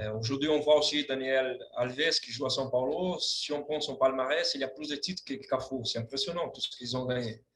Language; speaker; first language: French; non-native, fluent; Portuguese